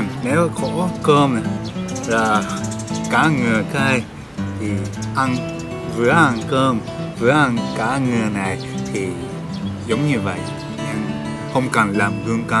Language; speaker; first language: Vietnamese; non-native, learner; Japanese